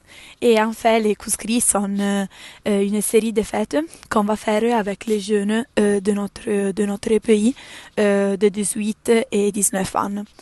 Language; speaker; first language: French; non-native, local second language; Italian